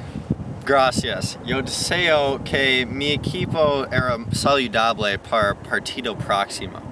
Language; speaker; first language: Spanish; non-native, learner; English